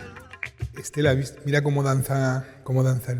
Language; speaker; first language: Spanish; native; Spanish